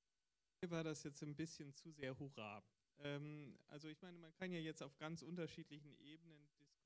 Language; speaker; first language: German; native; German